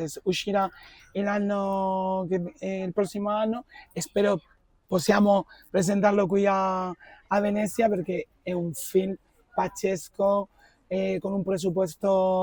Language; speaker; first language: Italian; non-native, fluent; Spanish